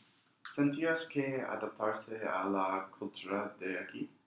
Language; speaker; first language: Spanish; non-native, learner; English